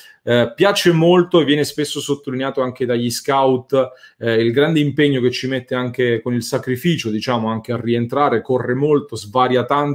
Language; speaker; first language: Italian; native; Italian